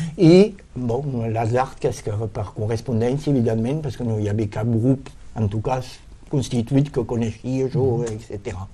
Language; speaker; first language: Catalan; non-native, local second language; French